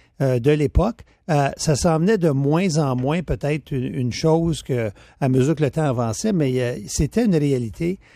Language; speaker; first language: French; native; French